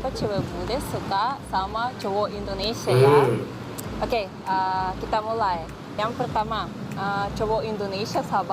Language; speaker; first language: Indonesian; non-native, fluent; Russian